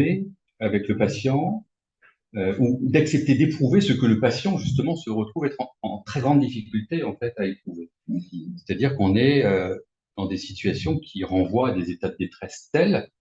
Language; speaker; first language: French; native; French